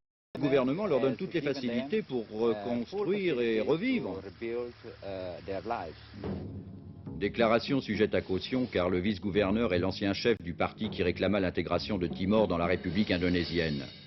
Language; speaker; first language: French; native; French